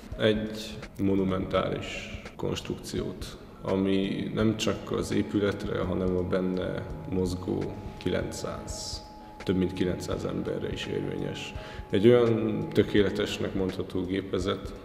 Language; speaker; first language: Hungarian; native; Hungarian